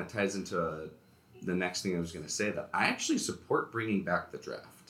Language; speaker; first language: English; native; English